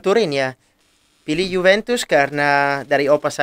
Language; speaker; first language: Indonesian; non-native, fluent; Italian